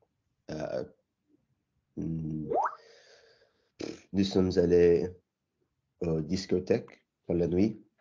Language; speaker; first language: French; non-native, learner; English